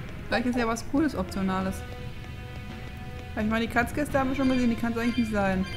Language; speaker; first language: German; native; German